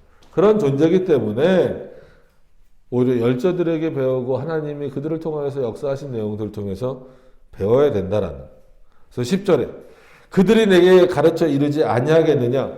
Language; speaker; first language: Korean; native; Korean